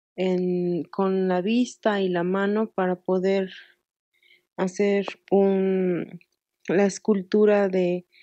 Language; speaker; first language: Spanish; native; Spanish